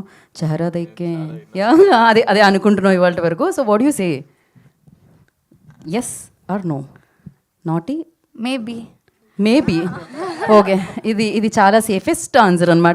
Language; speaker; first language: Telugu; native; Telugu